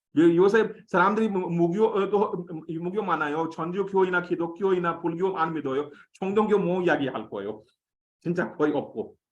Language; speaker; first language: Korean; non-native, fluent; Hindi